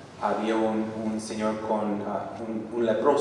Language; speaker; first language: Spanish; non-native, fluent; English